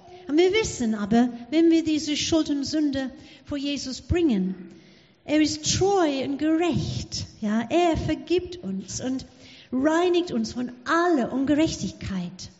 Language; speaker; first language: German; non-native, fluent; English